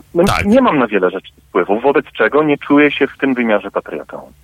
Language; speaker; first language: Polish; native; Polish